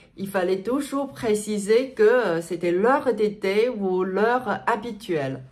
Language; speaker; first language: French; non-native, fluent; Chinese